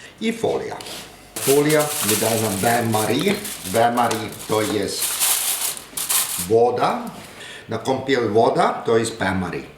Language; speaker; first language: Polish; non-native, learner; German